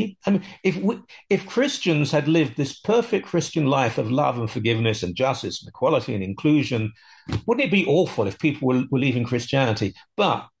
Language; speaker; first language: English; native; English